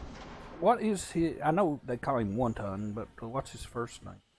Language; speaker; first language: English; native; English